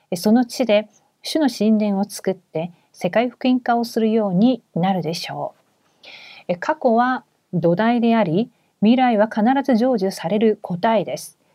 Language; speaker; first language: Japanese; non-native, fluent; Korean